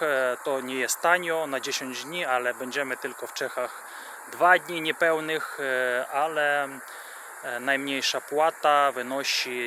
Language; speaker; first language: Polish; non-native, fluent; Russian